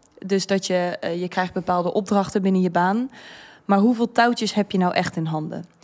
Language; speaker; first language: Dutch; early bilingual, heritage; Dutch